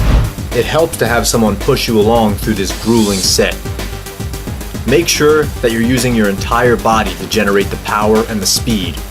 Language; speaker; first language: English; native; English